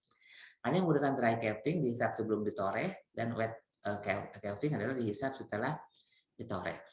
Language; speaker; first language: Indonesian; native; Indonesian